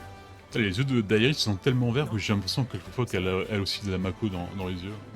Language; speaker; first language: French; native; French